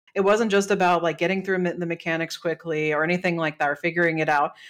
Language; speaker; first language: English; native; English